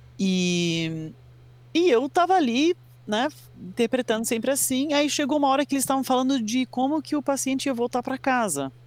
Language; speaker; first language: Portuguese; early bilingual, other home language; English